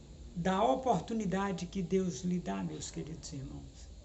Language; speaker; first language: Portuguese; native; Portuguese